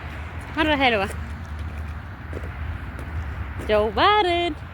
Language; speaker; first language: Arabic; non-native, learner; Amharic